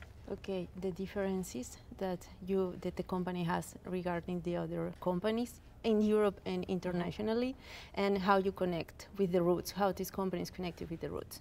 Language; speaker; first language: English; non-native, fluent; Spanish